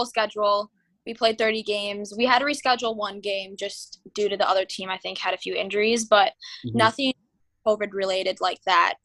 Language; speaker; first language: English; native; English